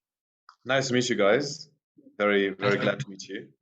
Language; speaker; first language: English; non-native, fluent; German